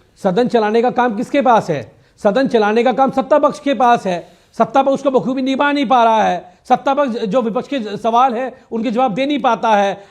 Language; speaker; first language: Hindi; native; Hindi